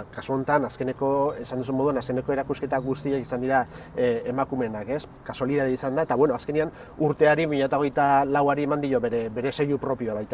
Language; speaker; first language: Basque; native; Basque